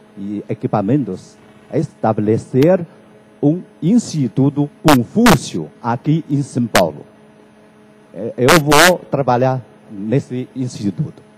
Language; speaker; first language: Portuguese; non-native, fluent; Chinese